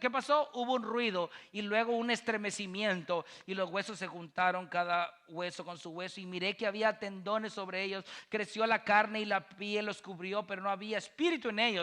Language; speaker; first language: Spanish; native; Spanish